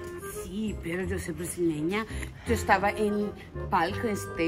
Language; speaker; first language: Spanish; non-native, learner; Portuguese